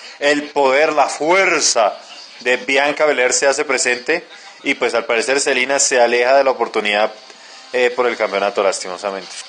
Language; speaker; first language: Spanish; native; Spanish